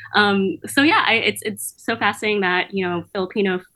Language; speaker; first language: English; native; English